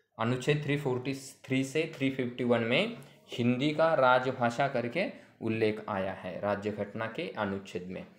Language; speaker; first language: Hindi; non-native, local second language; Marathi